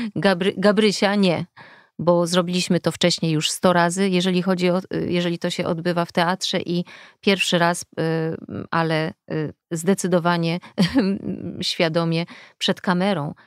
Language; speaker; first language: Polish; native; Polish